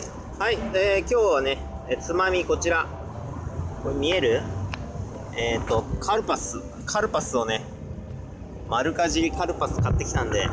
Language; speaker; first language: Japanese; native; Japanese